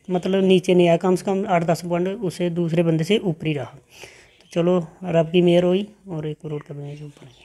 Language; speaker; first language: Hindi; native; Hindi